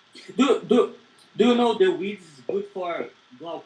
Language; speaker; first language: English; non-native, learner; Portuguese